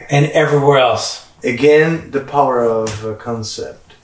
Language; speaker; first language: English; non-native, fluent; Portuguese